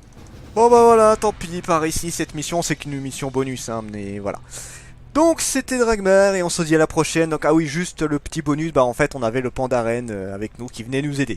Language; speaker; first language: French; native; French